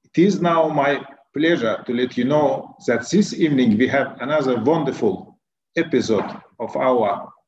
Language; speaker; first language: English; non-native, fluent; Turkish